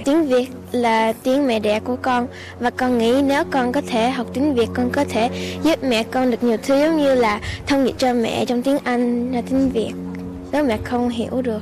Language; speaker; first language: Vietnamese; early bilingual, heritage; Vietnamese